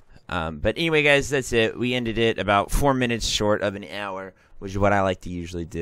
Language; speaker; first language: English; native; English